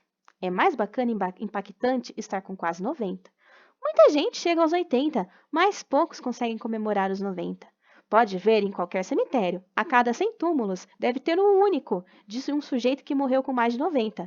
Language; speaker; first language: Portuguese; native; Portuguese